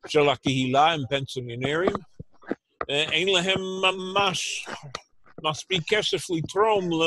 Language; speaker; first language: Hebrew; non-native, fluent; English